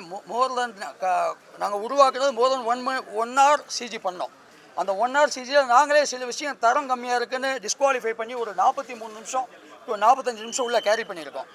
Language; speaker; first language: Tamil; native; Tamil